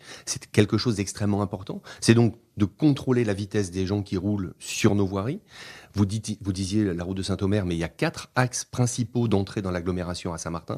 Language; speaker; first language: French; native; French